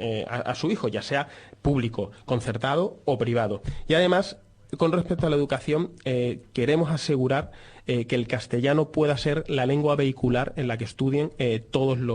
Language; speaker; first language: Spanish; native; Spanish